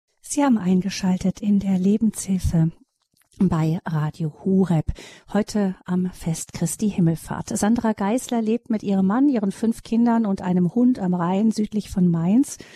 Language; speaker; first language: German; native; German